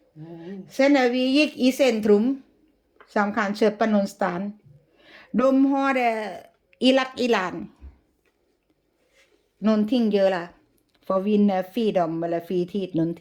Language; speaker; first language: Swedish; non-native, learner; Thai